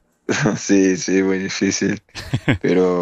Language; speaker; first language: Spanish; non-native, learner; Portuguese